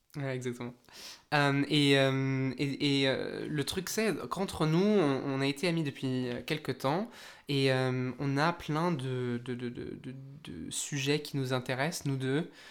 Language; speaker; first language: French; native; French